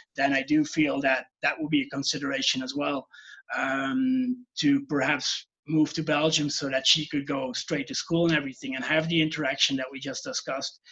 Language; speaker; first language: English; non-native, fluent; Dutch